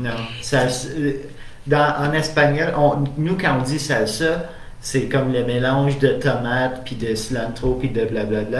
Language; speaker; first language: French; native; French